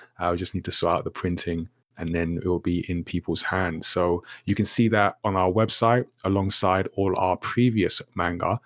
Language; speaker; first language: English; native; English